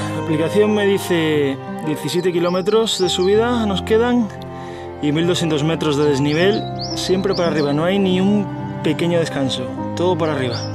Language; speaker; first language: Spanish; native; Spanish